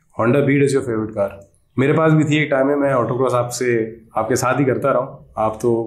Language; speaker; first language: Urdu; native; Urdu